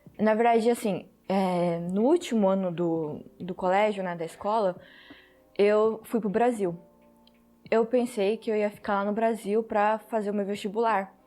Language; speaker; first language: Portuguese; early bilingual, heritage; Portuguese